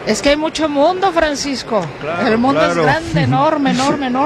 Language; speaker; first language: Spanish; native; Spanish